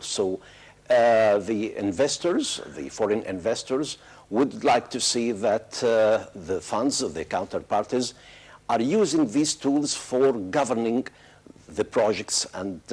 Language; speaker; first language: English; non-native, fluent; Arabic